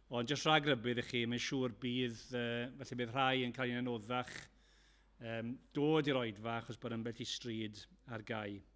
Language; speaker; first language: Welsh; native; Welsh